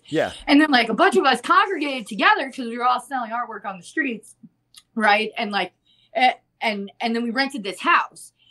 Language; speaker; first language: English; native; English